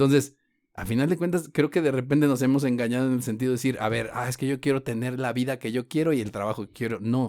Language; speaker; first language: Spanish; native; Spanish